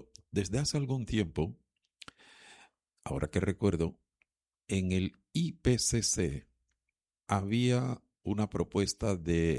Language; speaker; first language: Spanish; native; Spanish